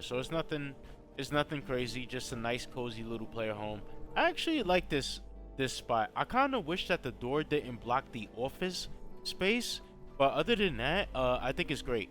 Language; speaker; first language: English; native; English